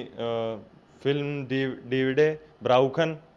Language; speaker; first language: German; non-native, learner; Hindi